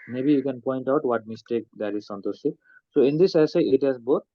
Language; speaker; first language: English; non-native, local second language; Nepali